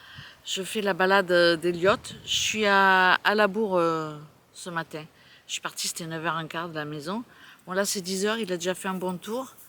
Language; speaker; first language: French; native; French